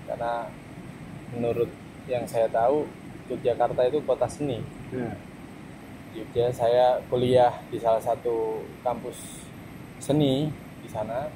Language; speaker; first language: Indonesian; non-native, fluent; German